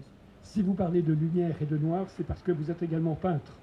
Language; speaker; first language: French; native; French